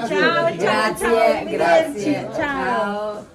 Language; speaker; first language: Italian; non-native, learner; Filipino